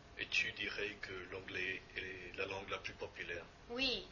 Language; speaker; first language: French; non-native, fluent; English